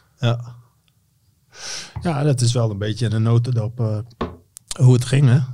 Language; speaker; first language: Dutch; native; Dutch